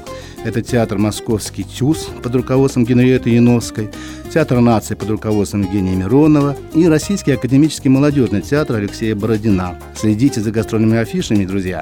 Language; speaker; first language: Russian; native; Russian